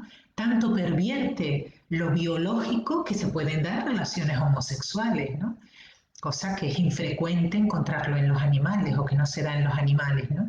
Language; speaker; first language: Spanish; native; Spanish